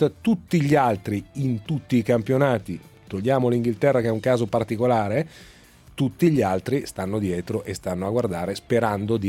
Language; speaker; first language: Italian; native; Italian